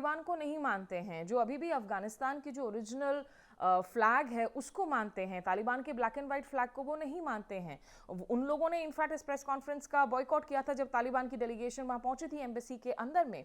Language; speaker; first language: Hindi; native; Hindi